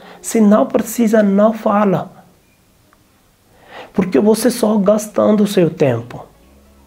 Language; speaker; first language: Portuguese; non-native, learner; Hindi